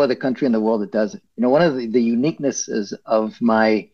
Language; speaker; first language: English; early bilingual, other home language; Spanish